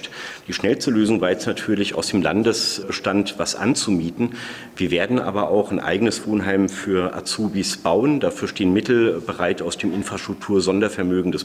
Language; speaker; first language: German; native; German